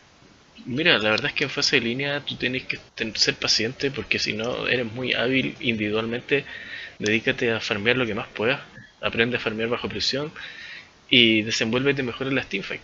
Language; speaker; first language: Spanish; native; Spanish